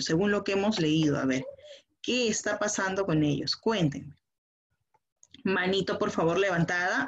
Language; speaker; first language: Spanish; native; Spanish